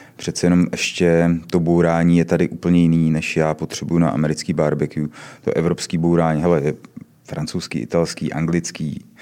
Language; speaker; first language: Czech; native; Czech